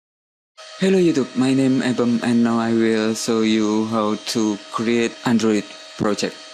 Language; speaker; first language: English; non-native, learner; Indonesian